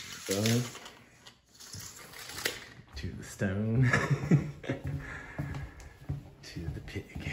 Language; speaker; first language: English; native; English